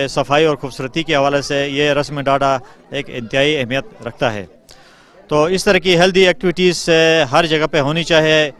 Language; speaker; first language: Urdu; non-native, local second language; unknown